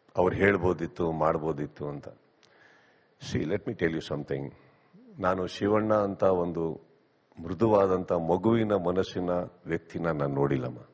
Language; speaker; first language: Kannada; native; Kannada